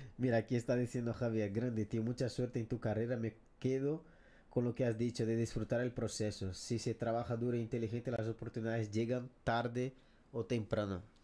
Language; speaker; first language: Spanish; non-native, fluent; Portuguese